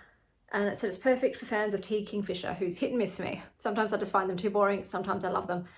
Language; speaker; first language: English; native; English